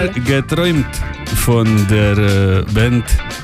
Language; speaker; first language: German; non-native, learner; Slovenian